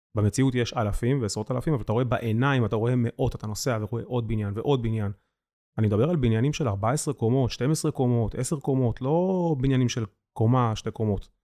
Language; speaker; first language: Hebrew; native; Hebrew